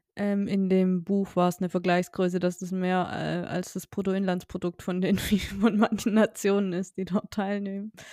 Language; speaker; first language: German; native; German